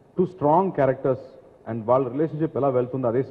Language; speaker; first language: Telugu; non-native, local second language; Tamil